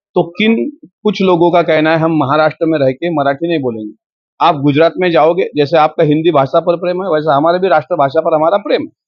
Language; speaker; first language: Hindi; non-native, local second language; Marathi